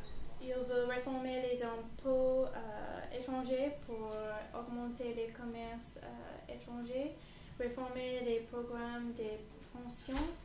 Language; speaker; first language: French; non-native, learner; English